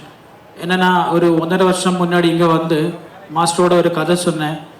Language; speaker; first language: Tamil; non-native, learner; Malayalam